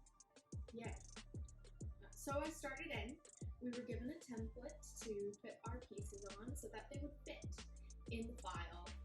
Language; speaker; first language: English; native; English